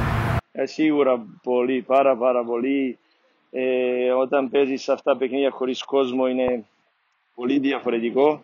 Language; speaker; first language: Greek; non-native, fluent; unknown